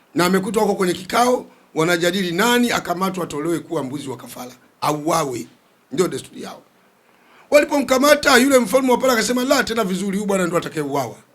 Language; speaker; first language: Swahili; native; Swahili